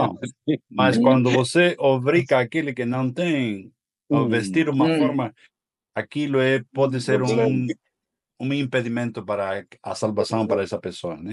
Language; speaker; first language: Portuguese; non-native, fluent; Spanish